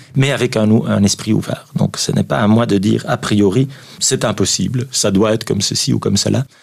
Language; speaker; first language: French; native; French